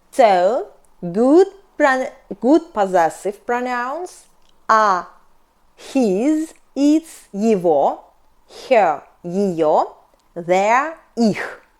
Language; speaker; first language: English; non-native, fluent; Russian